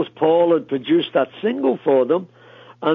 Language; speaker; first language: English; native; English